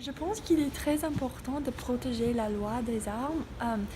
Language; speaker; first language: French; non-native, learner; English